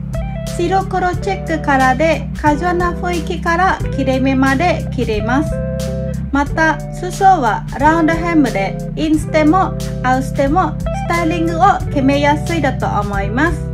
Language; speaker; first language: Japanese; non-native, fluent; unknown